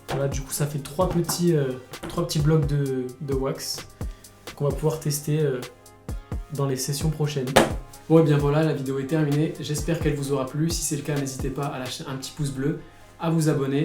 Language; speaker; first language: French; native; French